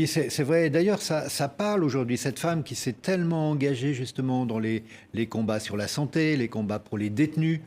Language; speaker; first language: French; native; French